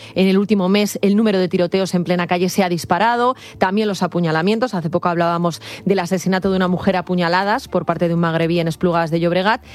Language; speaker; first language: Spanish; native; Spanish